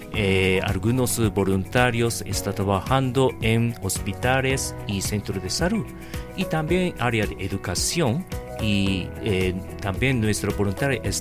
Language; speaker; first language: Spanish; non-native, learner; Japanese